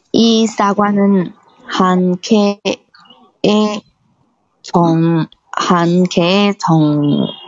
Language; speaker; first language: Korean; non-native, learner; Chinese